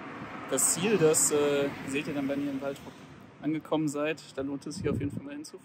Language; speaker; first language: German; native; German